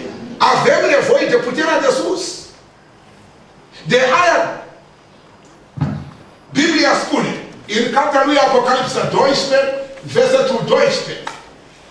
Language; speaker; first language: Romanian; non-native, learner; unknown